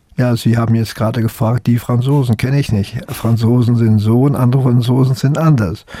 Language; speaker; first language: German; native; German